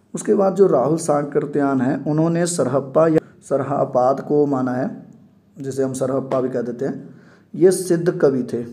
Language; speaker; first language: Hindi; non-native, local second language; Punjabi